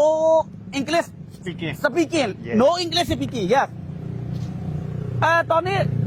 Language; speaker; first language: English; non-native, learner; Burmese